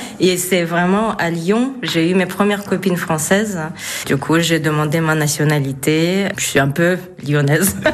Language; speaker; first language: French; non-native, fluent; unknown